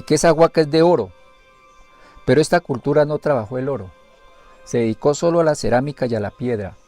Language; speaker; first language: Spanish; native; Spanish